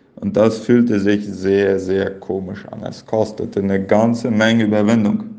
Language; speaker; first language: German; early bilingual, heritage; Plautdietsch